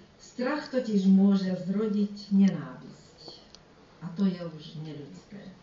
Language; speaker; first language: Slovak; early bilingual, heritage; Slovak